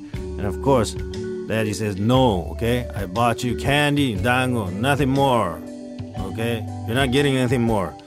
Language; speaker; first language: English; early bilingual, other home language; Japanese